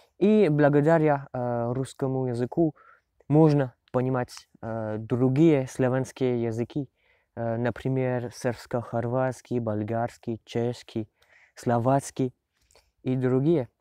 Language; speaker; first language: Russian; non-native, learner; French